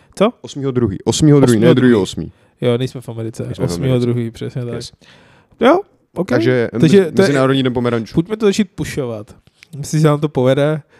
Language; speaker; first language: Czech; non-native, fluent; Urdu